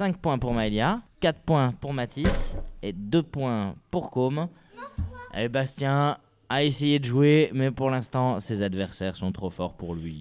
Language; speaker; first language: French; native; French